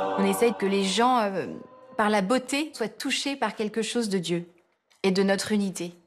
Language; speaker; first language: French; native; French